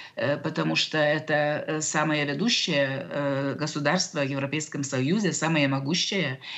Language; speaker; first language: Russian; non-native, local second language; Lithuanian